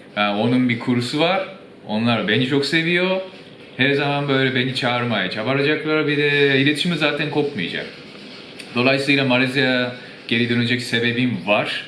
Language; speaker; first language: Turkish; non-native, fluent; Japanese